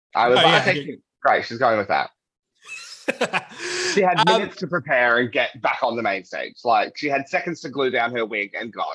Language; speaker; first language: English; native; English